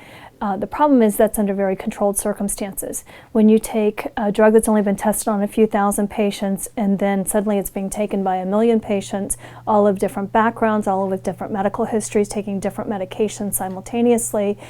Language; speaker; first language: English; native; English